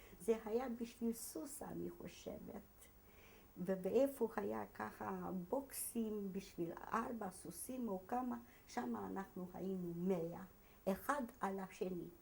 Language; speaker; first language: Hebrew; non-native, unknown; Hungarian